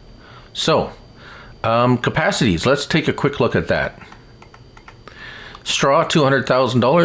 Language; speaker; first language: English; native; English